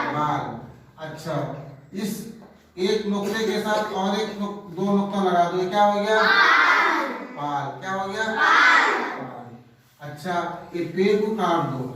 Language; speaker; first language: Hindi; native; Hindi